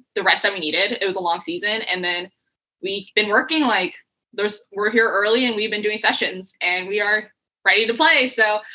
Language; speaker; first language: English; native; English